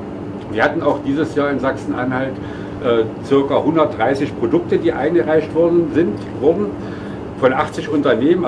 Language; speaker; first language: German; native; German